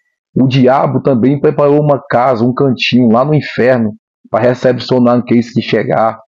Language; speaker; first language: Portuguese; native; Portuguese